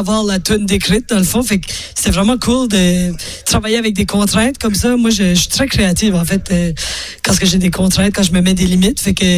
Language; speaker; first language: French; native; French